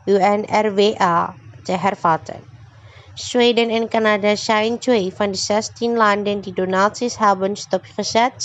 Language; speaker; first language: Dutch; non-native, fluent; Indonesian